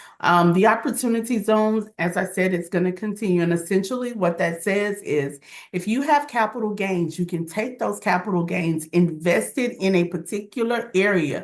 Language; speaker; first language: English; native; English